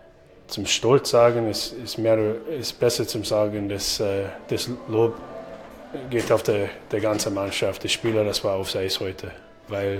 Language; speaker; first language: German; non-native, learner; English